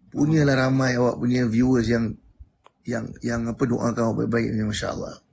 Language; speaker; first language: Malay; native; Malay